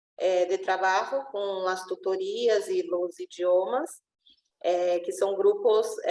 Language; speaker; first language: Spanish; non-native, learner; Portuguese